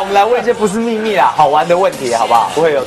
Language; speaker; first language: Chinese; native; Chinese